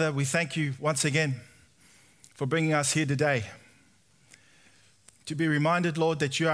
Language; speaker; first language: English; native; English